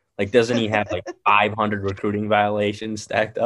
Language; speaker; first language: English; native; English